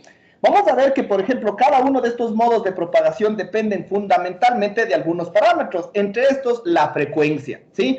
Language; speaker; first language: Spanish; native; Spanish